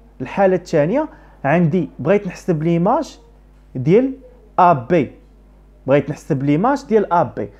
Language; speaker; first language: Arabic; native; Arabic